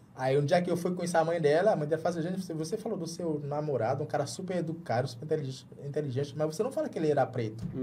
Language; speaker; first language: Portuguese; non-native, fluent; English